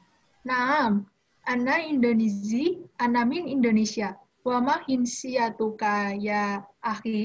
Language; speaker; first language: Arabic; non-native, learner; Indonesian